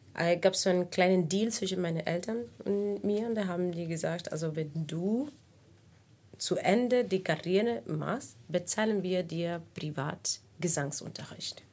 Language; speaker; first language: German; non-native, fluent; Spanish